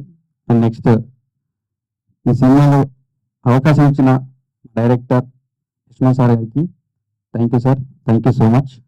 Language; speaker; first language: Telugu; native; Telugu